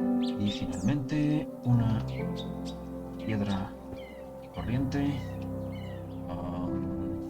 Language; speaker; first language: Spanish; early bilingual, heritage; Spanish